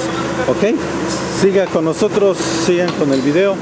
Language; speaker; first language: Spanish; native; Spanish